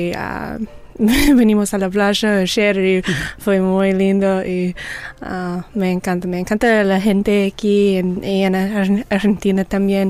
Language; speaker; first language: Spanish; non-native, learner; English